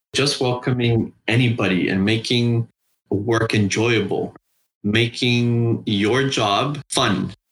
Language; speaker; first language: English; non-native, fluent; Spanish